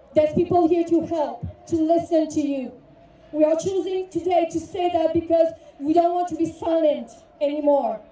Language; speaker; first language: English; native; English